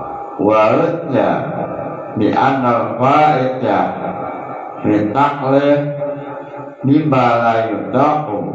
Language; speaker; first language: Arabic; non-native, fluent; Javanese